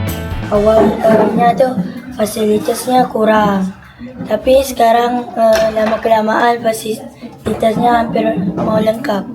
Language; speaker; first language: Indonesian; native; Indonesian